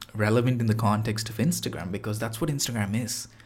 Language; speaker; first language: English; non-native, local second language; Tamil